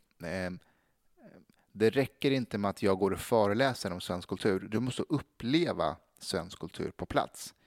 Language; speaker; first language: Swedish; early bilingual, other home language; Persian